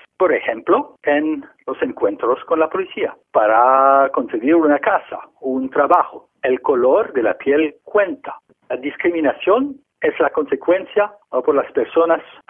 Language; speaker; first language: Spanish; non-native, fluent; French